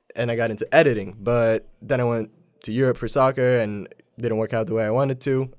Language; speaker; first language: English; early bilingual, other home language; Polish